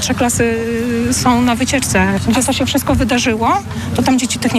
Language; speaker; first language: Polish; native; Polish